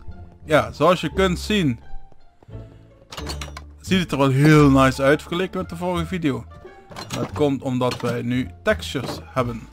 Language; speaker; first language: Dutch; native; Dutch